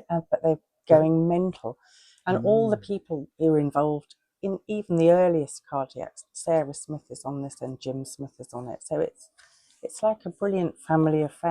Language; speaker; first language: English; native; English